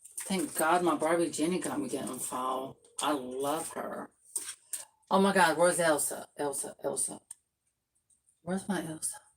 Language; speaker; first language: English; native; English